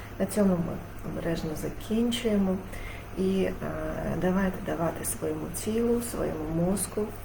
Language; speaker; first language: Ukrainian; non-native, local second language; Russian